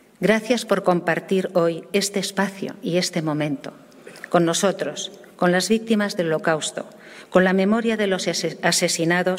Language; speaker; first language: Spanish; native; Spanish